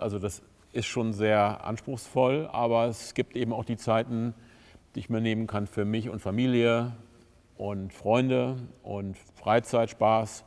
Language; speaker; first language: German; native; German